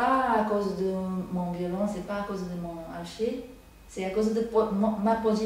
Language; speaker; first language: French; non-native, learner; Japanese